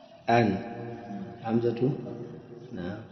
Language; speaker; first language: Arabic; non-native, fluent; Swahili